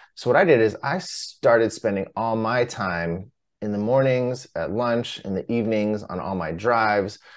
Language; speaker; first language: English; native; English